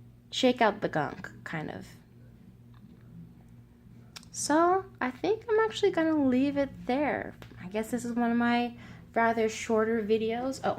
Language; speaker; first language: English; native; English